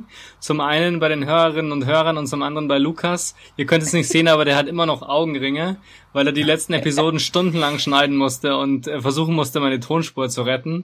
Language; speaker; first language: German; native; German